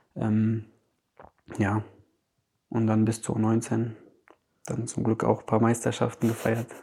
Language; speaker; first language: German; early bilingual, other home language; Polish